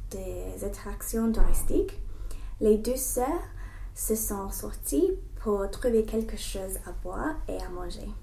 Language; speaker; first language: French; non-native, learner; English